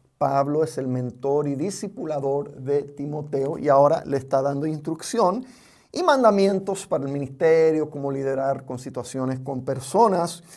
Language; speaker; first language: Spanish; non-native, fluent; English